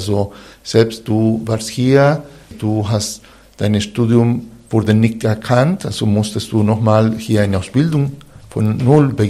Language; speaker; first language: German; non-native, fluent; Spanish